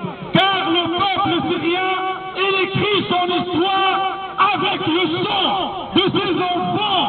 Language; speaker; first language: French; non-native, fluent; Arabic